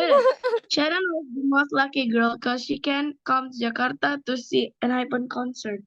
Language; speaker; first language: English; non-native, learner; Indonesian